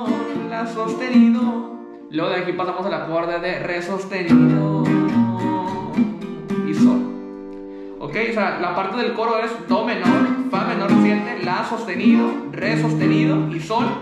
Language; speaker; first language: Spanish; native; Spanish